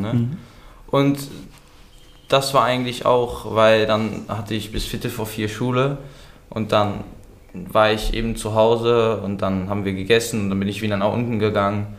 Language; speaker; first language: German; early bilingual, other home language; Dutch